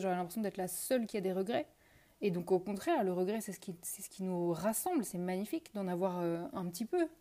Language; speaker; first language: French; native; French